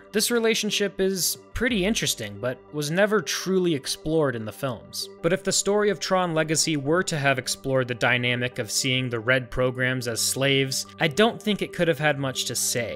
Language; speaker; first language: English; native; English